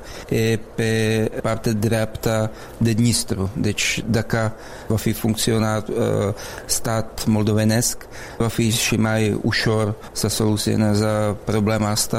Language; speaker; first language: Romanian; non-native, learner; Czech